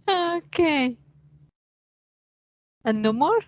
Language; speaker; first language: English; non-native, learner; Spanish